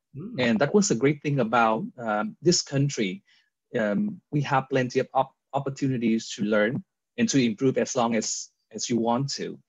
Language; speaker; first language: English; non-native, fluent; Vietnamese